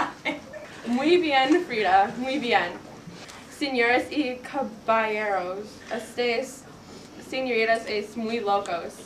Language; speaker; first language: Spanish; non-native, learner; English